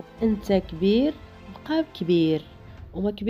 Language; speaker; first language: Arabic; native; Arabic